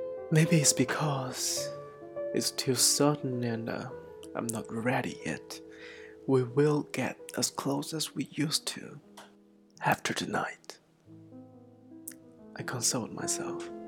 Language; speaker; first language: English; non-native, fluent; Chinese